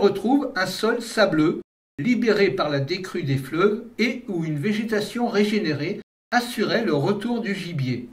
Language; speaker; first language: French; native; French